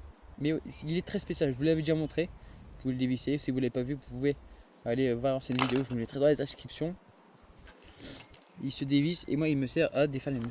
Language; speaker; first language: French; native; French